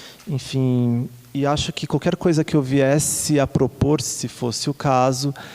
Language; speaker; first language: Portuguese; native; Portuguese